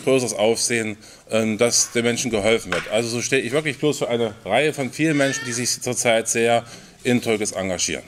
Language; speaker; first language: German; native; German